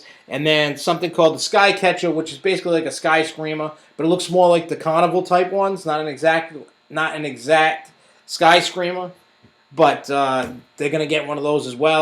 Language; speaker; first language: English; native; English